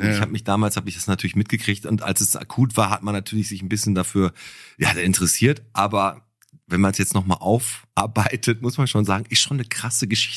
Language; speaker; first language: German; native; German